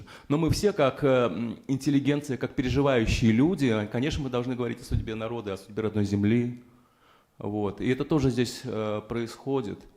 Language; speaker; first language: Russian; native; Russian